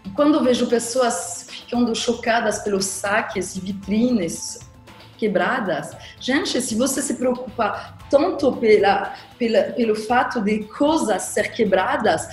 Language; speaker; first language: Portuguese; non-native, fluent; French